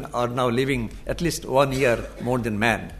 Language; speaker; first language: English; non-native, local second language; Bangla